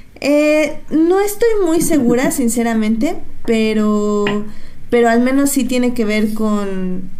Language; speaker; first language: Spanish; native; Spanish